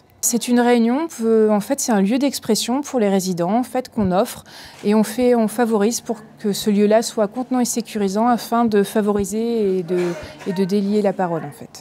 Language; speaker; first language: French; native; French